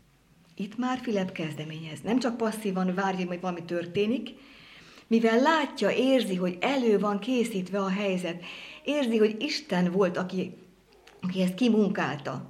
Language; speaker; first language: Hungarian; native; Hungarian